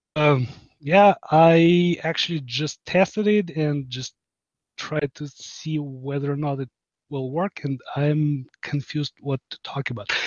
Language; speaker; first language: English; non-native, fluent; Ukrainian